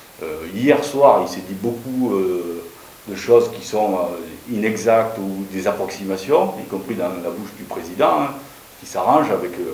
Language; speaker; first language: French; native; French